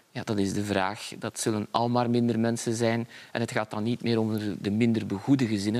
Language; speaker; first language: Dutch; native; Dutch